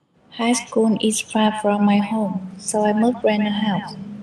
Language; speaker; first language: English; non-native, learner; Vietnamese